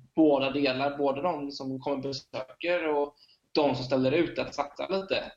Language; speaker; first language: Swedish; native; Swedish